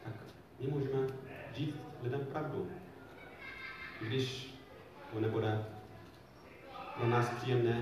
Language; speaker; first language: Czech; non-native, fluent; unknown